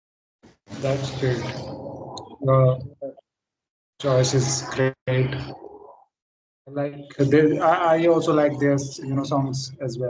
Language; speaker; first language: English; non-native, fluent; Hindi